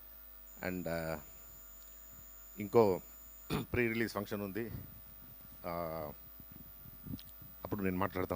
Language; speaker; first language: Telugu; non-native, local second language; Tamil